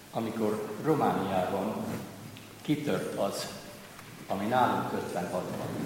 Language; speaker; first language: Hungarian; native; Hungarian